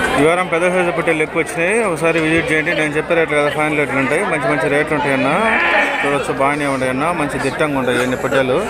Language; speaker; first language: Telugu; native; Telugu